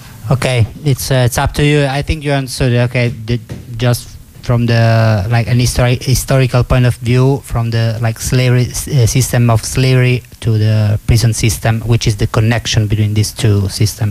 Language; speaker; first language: English; non-native, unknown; Italian